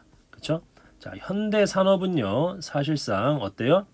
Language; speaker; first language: Korean; native; Korean